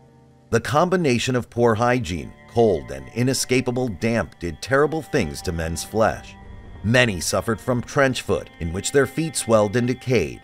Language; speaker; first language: English; native; English